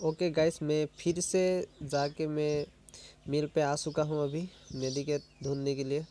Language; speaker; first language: Hindi; non-native, local second language; Assamese